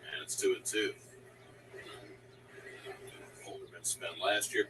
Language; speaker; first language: English; native; English